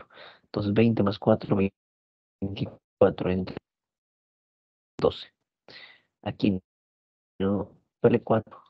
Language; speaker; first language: Spanish; native; Spanish